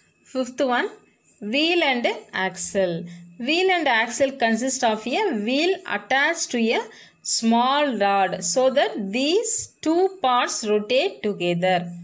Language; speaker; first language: English; non-native, local second language; Tamil